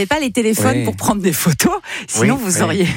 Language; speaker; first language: French; native; French